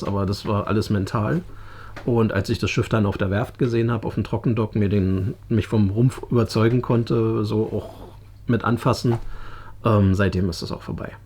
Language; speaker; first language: German; native; German